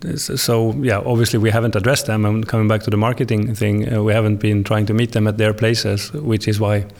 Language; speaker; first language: English; non-native, fluent; Swedish